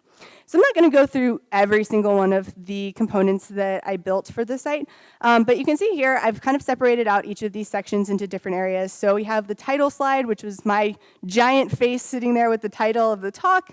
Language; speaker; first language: English; native; English